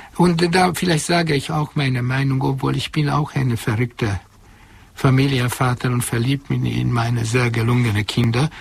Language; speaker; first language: German; non-native, fluent; Hungarian